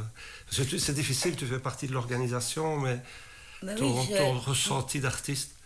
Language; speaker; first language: French; native; French